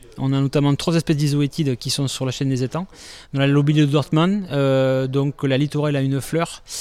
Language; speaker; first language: French; native; French